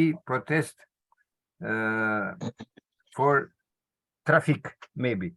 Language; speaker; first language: English; non-native, learner; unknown